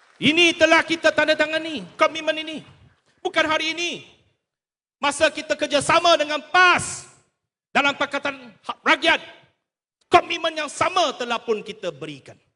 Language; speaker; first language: Malay; non-native, local second language; Chinese